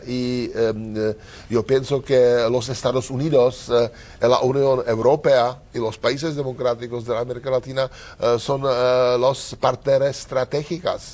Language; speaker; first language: Spanish; non-native, learner; Czech